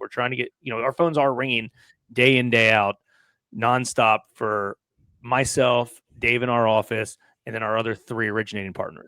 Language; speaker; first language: English; native; English